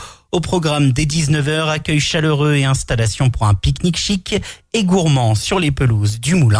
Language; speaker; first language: French; native; French